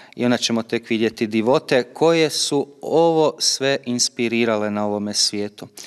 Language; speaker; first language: Croatian; native; Croatian